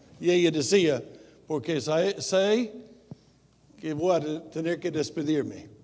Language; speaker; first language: Spanish; non-native, fluent; English